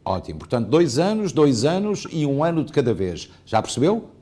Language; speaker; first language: Portuguese; native; Portuguese